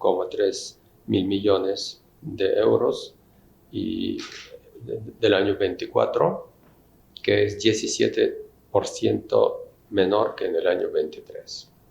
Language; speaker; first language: Spanish; non-native, fluent; Russian